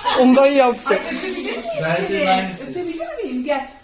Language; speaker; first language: Turkish; early bilingual, heritage; Turkish